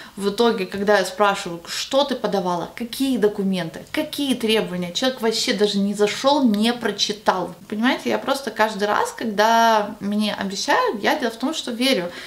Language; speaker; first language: Russian; native; Russian